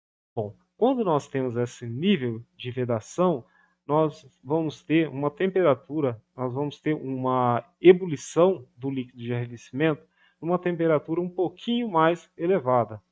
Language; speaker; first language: Portuguese; native; Portuguese